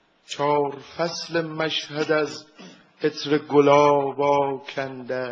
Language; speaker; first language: Persian; native; Persian